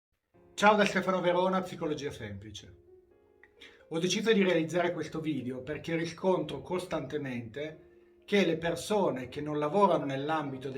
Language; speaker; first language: Italian; native; Italian